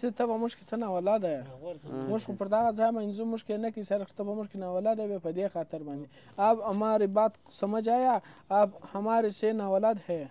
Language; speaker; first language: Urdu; non-native, learner; Pashto